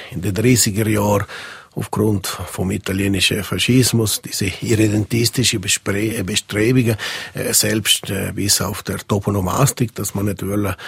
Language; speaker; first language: German; non-native, local second language; Italian